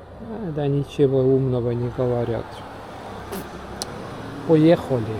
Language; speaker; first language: Russian; non-native, local second language; Estonian